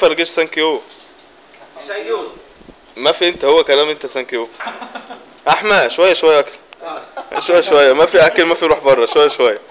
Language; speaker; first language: Arabic; non-native, learner; Tamil